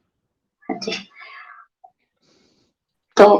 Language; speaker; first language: Hindi; non-native, local second language; Kannada